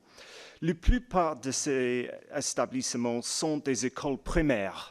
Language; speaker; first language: French; non-native, learner; English